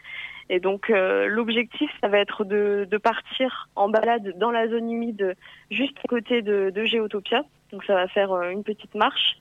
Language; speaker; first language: French; native; French